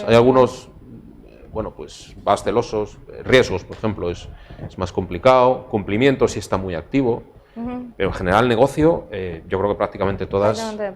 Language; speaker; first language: Spanish; native; Spanish